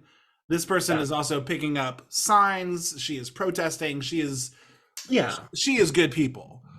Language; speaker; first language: English; native; English